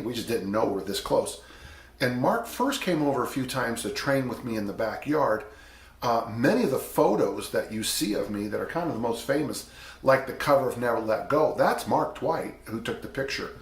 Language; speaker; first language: English; native; English